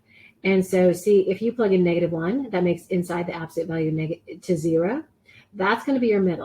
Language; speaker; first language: English; native; English